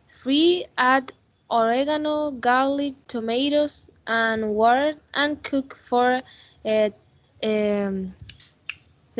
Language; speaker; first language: English; non-native, learner; Spanish